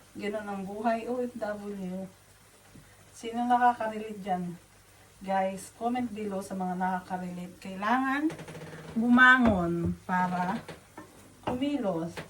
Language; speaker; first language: Filipino; non-native, local second language; Waray